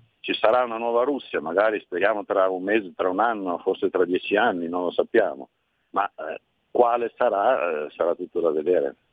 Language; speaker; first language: Italian; native; Italian